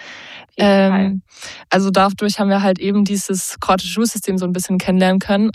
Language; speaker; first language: German; native; German